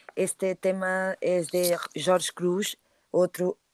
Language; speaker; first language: Spanish; non-native, learner; Portuguese